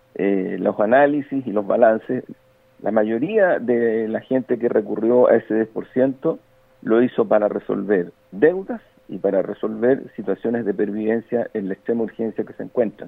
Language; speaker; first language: Spanish; native; Spanish